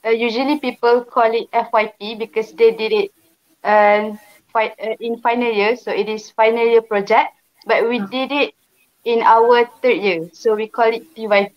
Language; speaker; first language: English; non-native, local second language; Malay